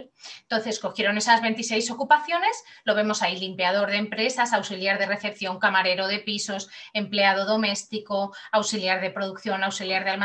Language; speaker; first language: Spanish; native; Spanish